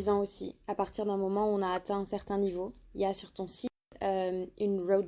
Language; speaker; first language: French; native; French